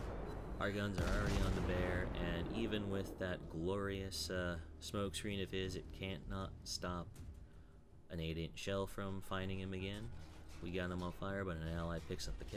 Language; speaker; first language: English; native; English